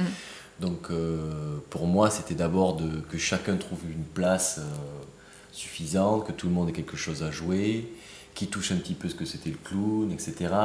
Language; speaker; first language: French; native; French